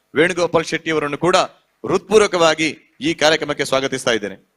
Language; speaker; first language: Kannada; non-native, local second language; Tulu